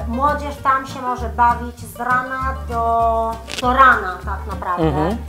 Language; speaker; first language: Polish; non-native, fluent; Italian